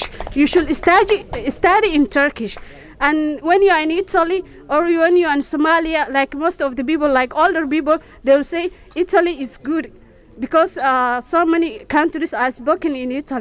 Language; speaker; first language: English; non-native, fluent; Somali